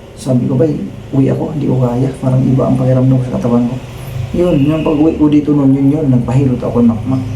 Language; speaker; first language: Filipino; non-native, local second language; Cebuano